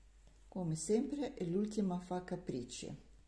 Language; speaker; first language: Italian; non-native, learner; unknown